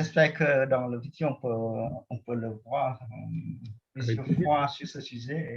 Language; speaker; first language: French; non-native, fluent; Vietnamese